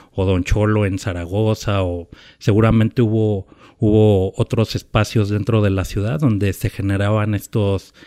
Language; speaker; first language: Spanish; native; Spanish